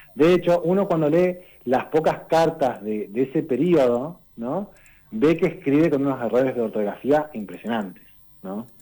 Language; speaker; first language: Spanish; native; Spanish